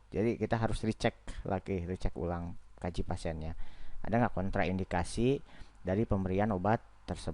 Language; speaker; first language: Indonesian; native; Indonesian